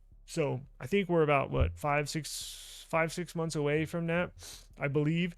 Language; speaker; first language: English; native; English